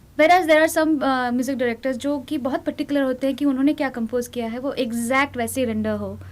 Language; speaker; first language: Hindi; non-native, local second language; Bangla